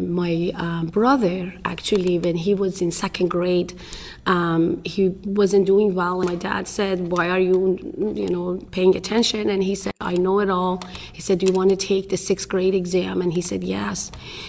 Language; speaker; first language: English; non-native, fluent; Persian